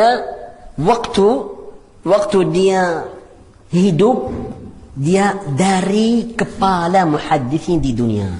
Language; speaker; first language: Indonesian; non-native, fluent; Arabic